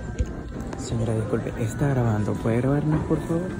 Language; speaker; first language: Spanish; native; Spanish